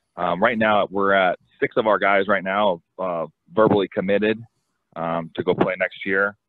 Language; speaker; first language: English; native; English